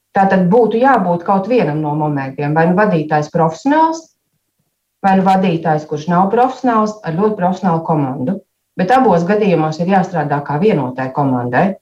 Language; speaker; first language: Latvian; native; Latvian